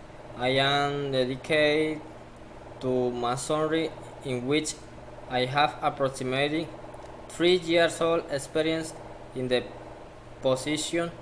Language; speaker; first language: English; non-native, learner; Spanish